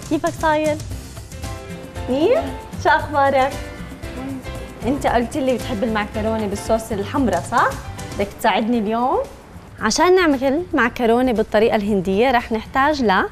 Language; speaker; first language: Arabic; native; Arabic